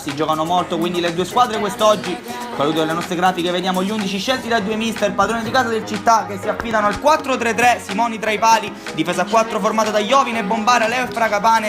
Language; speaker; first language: Italian; native; Italian